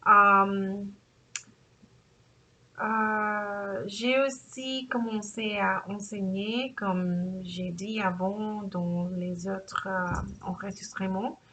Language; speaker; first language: French; non-native, learner; English